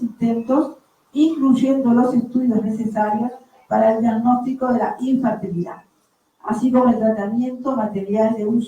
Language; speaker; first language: Spanish; native; Spanish